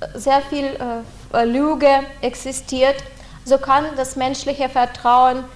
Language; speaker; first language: German; non-native, fluent; Russian